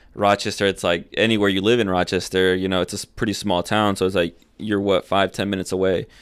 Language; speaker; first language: English; early bilingual, other home language; Spanish